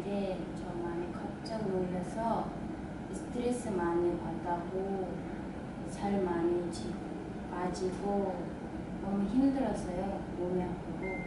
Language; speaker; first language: Korean; non-native, learner; Mongolian